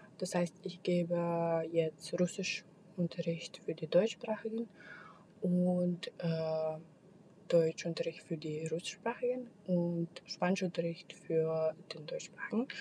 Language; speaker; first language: German; non-native, fluent; Russian